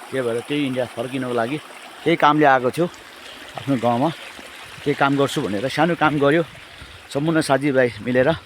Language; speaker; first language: Nepali; non-native, local second language; Eastern Tamang